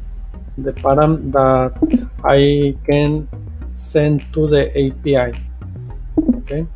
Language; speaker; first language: English; non-native, fluent; Spanish